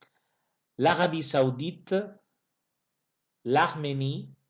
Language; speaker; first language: French; non-native, fluent; Spanish